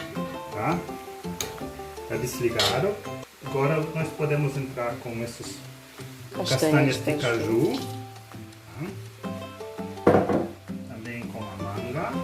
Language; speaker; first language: Portuguese; non-native, learner; German